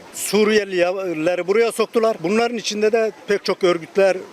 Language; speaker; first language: Turkish; native; Turkish